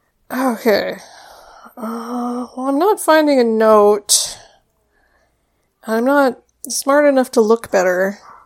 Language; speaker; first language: English; native; English